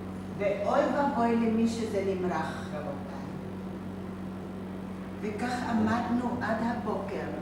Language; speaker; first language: Hebrew; non-native, fluent; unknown